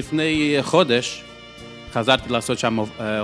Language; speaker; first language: Hebrew; early bilingual, heritage; English